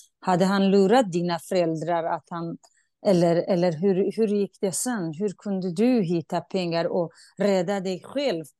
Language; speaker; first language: Swedish; non-native, fluent; Kurdish